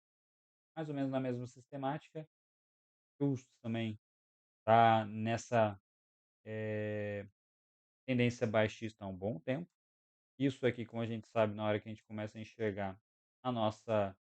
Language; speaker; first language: Portuguese; native; Portuguese